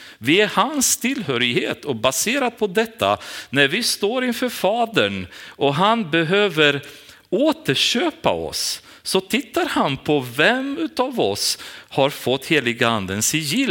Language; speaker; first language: Swedish; non-native, fluent; Romanian